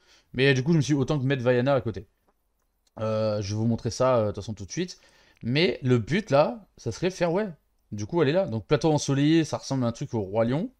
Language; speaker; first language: French; native; French